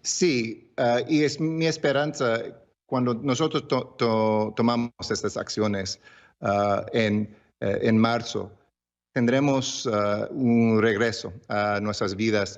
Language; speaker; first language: Spanish; early bilingual, heritage; English